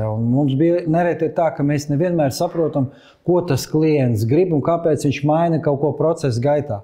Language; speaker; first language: Latvian; native; Latvian